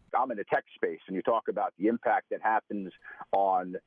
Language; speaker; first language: English; native; English